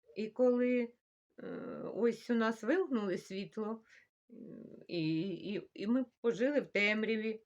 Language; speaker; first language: Ukrainian; non-native, local second language; Russian